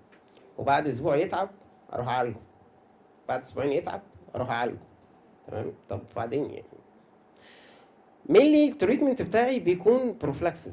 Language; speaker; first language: Arabic; native; Arabic